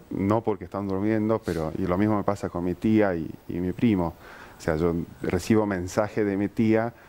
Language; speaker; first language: Spanish; early bilingual, other home language; Ukrainian